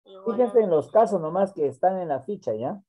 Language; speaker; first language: Spanish; native; Spanish